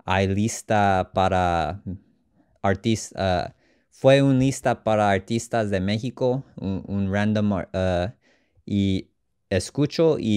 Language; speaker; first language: Spanish; non-native, learner; English